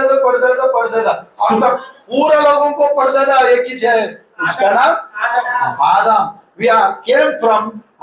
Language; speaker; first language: Hindi; non-native, local second language; Telugu